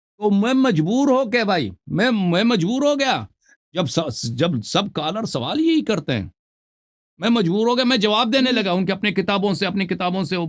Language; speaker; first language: Urdu; non-native, fluent; Persian